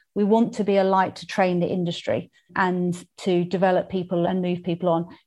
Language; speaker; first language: English; native; English